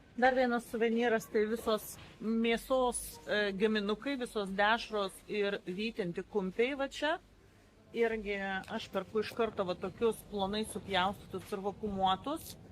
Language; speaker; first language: Lithuanian; native; Lithuanian